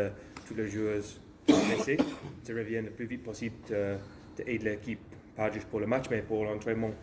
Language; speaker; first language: French; non-native, learner; English